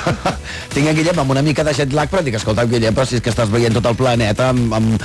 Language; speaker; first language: Catalan; native; Catalan